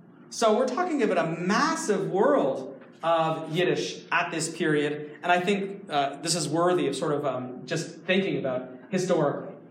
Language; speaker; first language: English; native; English